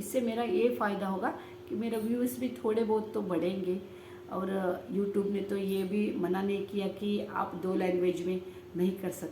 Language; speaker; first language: Hindi; non-native, local second language; Kannada